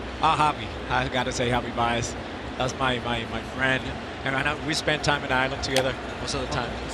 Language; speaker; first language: English; non-native, local second language; Spanish